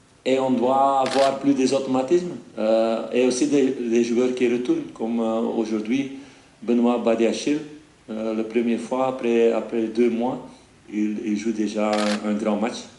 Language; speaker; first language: French; non-native, fluent; Dutch